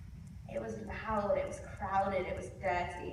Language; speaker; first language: English; native; English